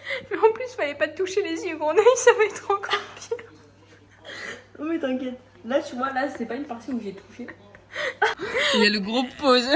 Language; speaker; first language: French; native; French